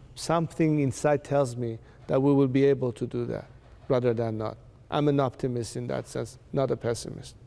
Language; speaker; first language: English; non-native, fluent; Persian